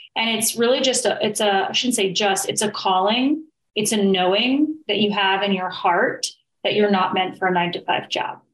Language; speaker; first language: English; native; English